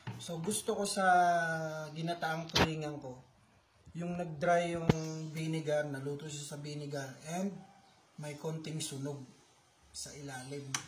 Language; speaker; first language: Filipino; non-native, local second language; Bikol